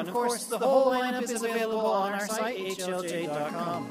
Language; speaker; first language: English; native; English